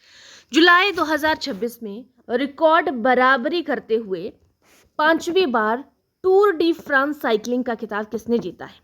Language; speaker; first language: Hindi; native; Hindi